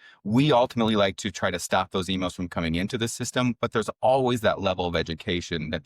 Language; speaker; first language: English; native; English